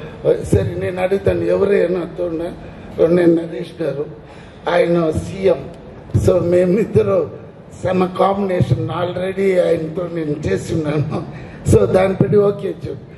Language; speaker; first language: Telugu; non-native, learner; Tamil